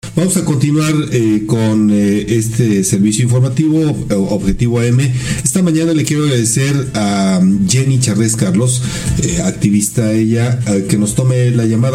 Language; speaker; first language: Spanish; native; Spanish